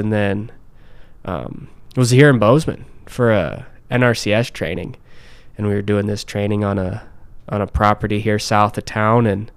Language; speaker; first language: English; native; English